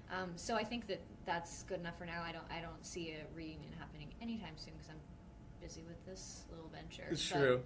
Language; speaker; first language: English; native; English